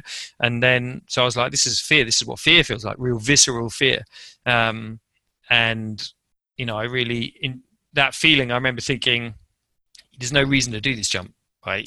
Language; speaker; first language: English; native; English